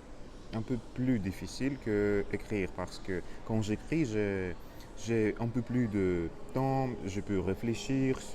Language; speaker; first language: French; non-native, learner; Russian